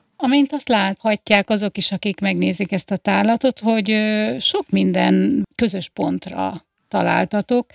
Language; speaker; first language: Hungarian; native; Hungarian